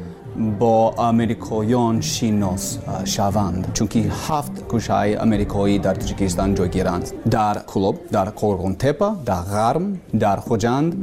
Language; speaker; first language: Persian; non-native, learner; English